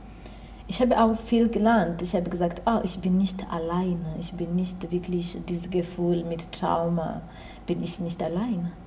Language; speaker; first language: German; non-native, learner; Swahili